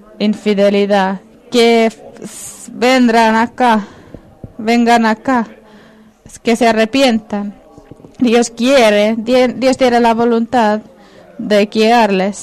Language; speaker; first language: Spanish; non-native, fluent; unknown